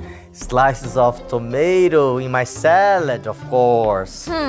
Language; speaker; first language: English; non-native, fluent; Portuguese